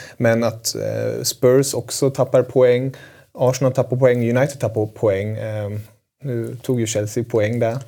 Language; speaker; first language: Swedish; native; Swedish